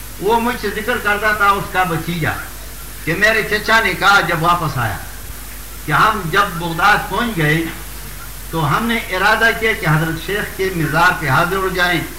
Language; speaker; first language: Urdu; non-native, local second language; Pashto